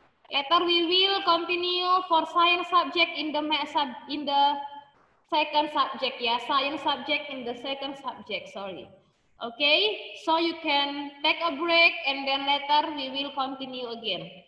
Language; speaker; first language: English; non-native, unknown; Indonesian